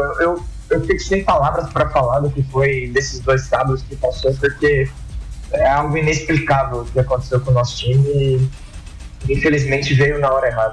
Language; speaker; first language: Portuguese; native; Portuguese